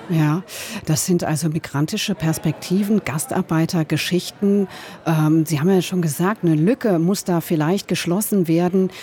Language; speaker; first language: German; native; German